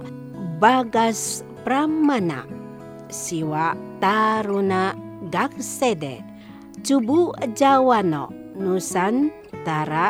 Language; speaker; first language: Japanese; non-native, fluent; Indonesian